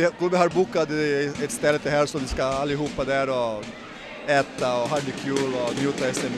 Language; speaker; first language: Swedish; non-native, learner; Portuguese